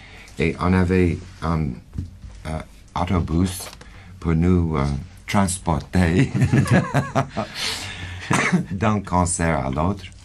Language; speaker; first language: French; non-native, fluent; English